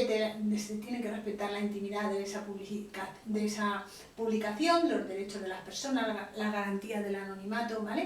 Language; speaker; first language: Spanish; native; Spanish